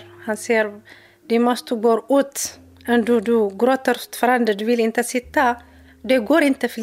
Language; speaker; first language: Swedish; non-native, learner; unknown